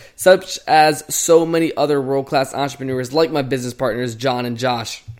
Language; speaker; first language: English; native; English